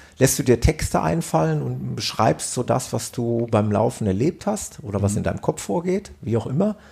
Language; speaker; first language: German; native; German